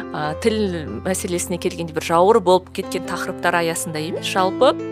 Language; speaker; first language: Kazakh; native; Kazakh